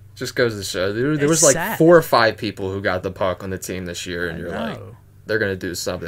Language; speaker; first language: English; native; English